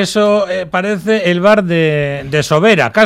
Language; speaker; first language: Spanish; native; Spanish